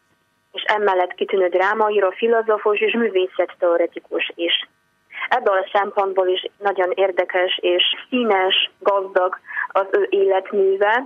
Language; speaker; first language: Hungarian; non-native, fluent; Polish